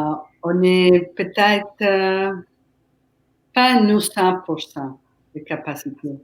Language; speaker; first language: French; non-native, fluent; Spanish